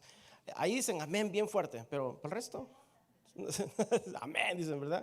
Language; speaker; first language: Spanish; native; Spanish